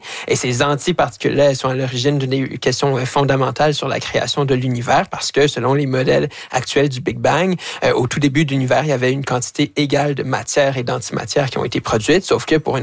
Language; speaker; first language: French; native; French